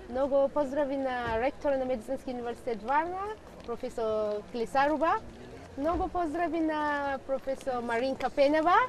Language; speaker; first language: Bulgarian; non-native, learner; Hausa